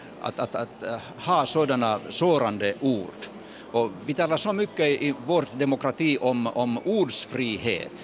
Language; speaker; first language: Swedish; non-native, fluent; Finnish